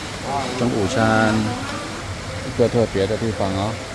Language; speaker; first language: Chinese; non-native, fluent; Thai